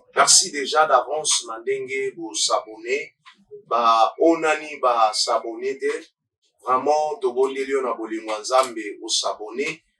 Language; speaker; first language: Lingala; native; Lingala